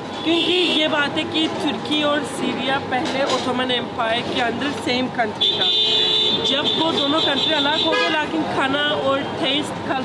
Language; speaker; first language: Hindi; non-native, learner; Turkish